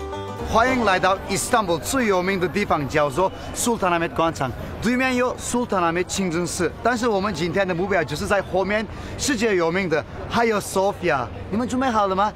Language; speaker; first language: Chinese; non-native, fluent; Turkish